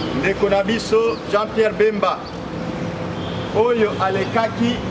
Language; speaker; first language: Lingala; native; Lingala